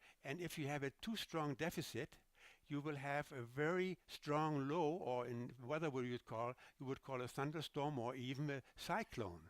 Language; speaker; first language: English; non-native, fluent; German